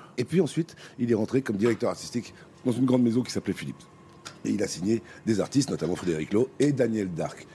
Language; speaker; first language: French; native; French